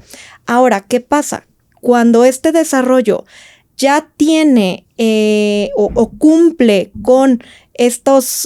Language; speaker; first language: Spanish; native; Spanish